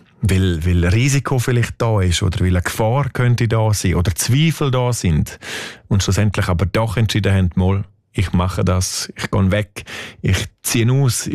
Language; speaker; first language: German; native; German